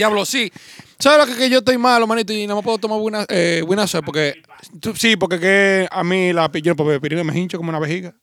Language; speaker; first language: Spanish; native; Spanish